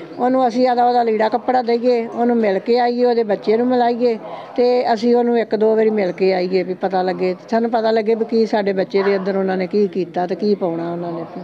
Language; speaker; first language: Punjabi; native; Punjabi